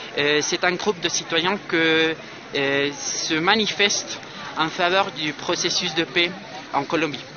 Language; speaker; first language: French; non-native, fluent; Spanish